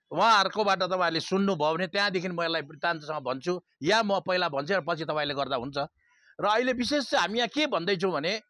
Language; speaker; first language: Nepali; native; Nepali